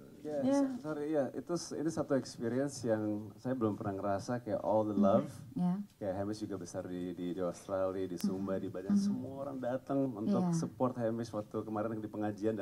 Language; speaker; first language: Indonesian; early bilingual, heritage; English